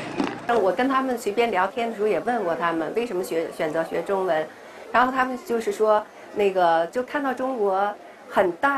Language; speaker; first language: Chinese; non-native, fluent; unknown